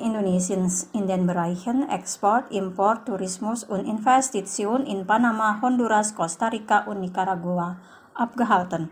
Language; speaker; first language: German; non-native, fluent; Indonesian